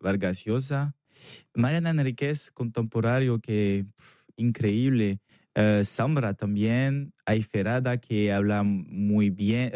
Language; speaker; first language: Spanish; non-native, learner; French